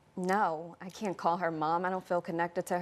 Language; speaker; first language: English; native; English